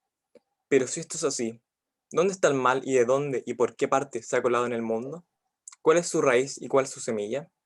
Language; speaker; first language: Spanish; native; Spanish